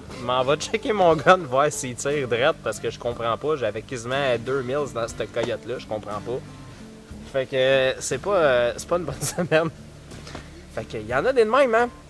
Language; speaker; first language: French; native; French